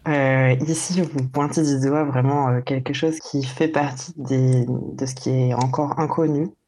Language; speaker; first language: French; native; French